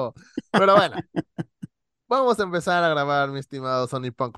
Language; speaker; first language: Spanish; native; Spanish